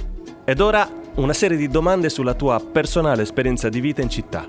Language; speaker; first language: Italian; native; Italian